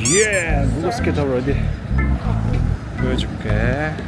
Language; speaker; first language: Korean; non-native, learner; Mongolian